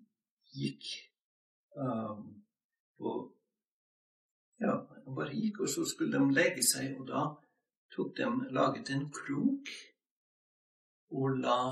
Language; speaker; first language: Norwegian; non-native, fluent; English